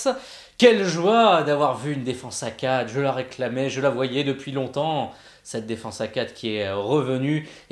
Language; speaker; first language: French; native; French